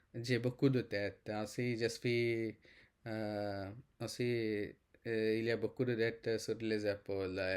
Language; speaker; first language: French; non-native, learner; Telugu